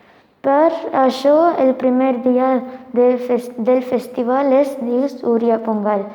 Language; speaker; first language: Catalan; non-native, learner; Tamil